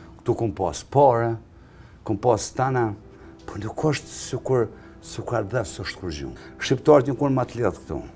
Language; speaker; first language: Albanian; native; Albanian